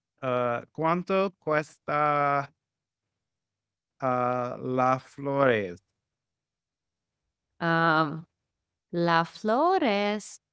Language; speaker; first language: Spanish; non-native, learner; English